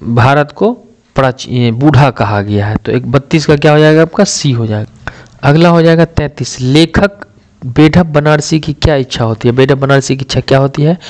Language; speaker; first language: Hindi; native; Hindi